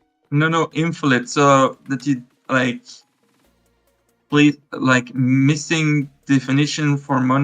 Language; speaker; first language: English; non-native, fluent; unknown